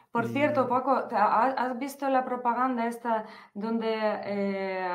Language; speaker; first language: Spanish; non-native, fluent; Ukrainian